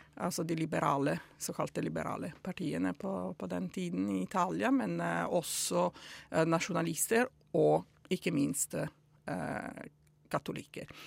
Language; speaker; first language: Norwegian; non-native, fluent; Italian